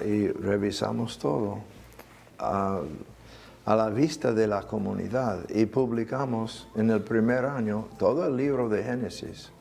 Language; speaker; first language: Spanish; non-native, fluent; English